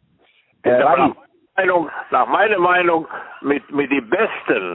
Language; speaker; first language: German; non-native, fluent; Serbian